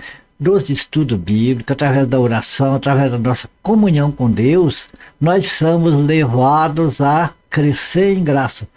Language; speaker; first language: Portuguese; native; Portuguese